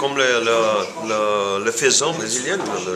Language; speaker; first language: French; non-native, fluent; Portuguese